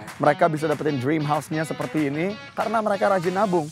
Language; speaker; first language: Indonesian; native; Indonesian